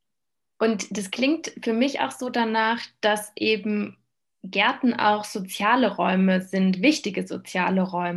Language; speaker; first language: German; native; German